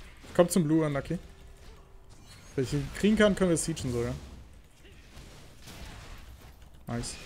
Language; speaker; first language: German; native; German